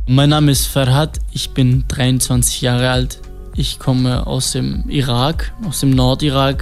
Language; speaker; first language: German; non-native, fluent; Kurdish